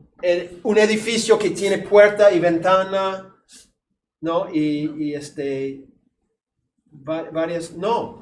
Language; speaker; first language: Spanish; non-native, fluent; English